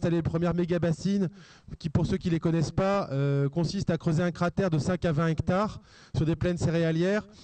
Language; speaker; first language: French; native; French